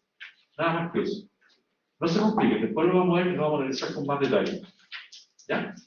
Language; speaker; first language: Spanish; native; Spanish